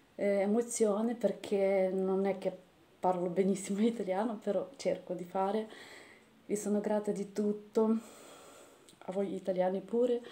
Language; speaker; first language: Italian; non-native, fluent; Ukrainian